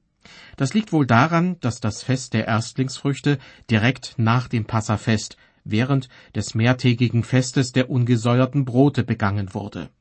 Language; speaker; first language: German; native; German